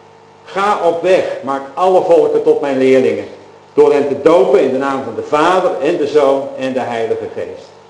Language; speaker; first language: Dutch; native; Dutch